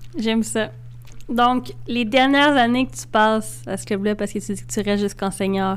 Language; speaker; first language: French; native; French